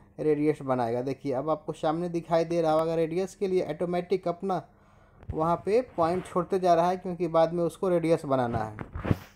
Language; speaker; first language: Hindi; native; Hindi